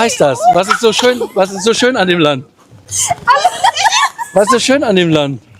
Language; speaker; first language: German; native; German